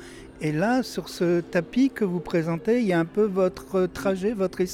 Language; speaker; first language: French; native; French